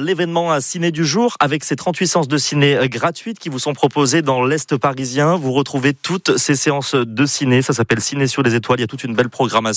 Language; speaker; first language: French; native; French